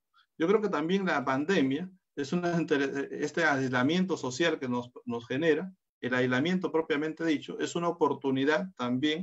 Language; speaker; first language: Spanish; native; Spanish